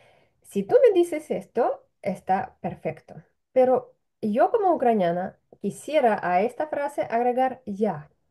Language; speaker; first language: Spanish; non-native, fluent; Ukrainian